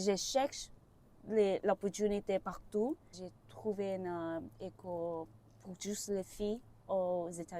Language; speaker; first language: French; non-native, learner; Vietnamese